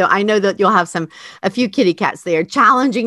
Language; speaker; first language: English; native; English